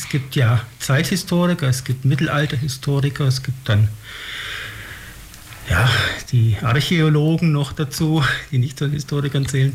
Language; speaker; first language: German; native; German